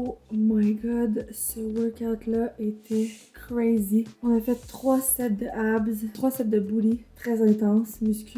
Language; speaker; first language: French; native; French